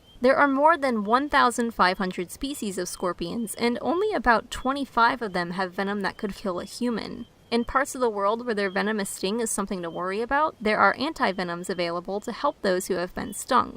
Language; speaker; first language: English; native; English